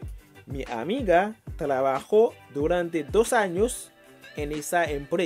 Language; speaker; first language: Spanish; non-native, fluent; Haitian Creole